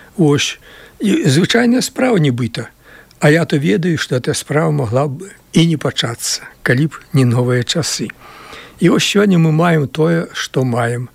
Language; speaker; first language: Belarusian; native; Belarusian